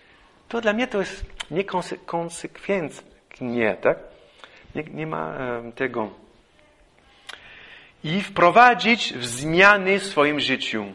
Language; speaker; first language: Polish; non-native, fluent; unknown